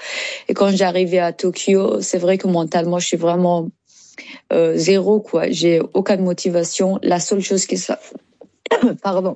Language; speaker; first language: French; non-native, learner; Persian